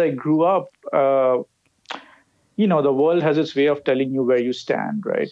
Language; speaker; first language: English; non-native, local second language; Bangla